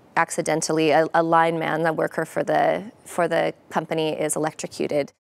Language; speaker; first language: English; native; English